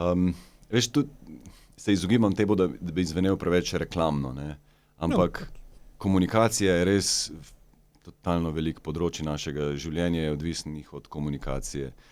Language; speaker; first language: Slovenian; native; Slovenian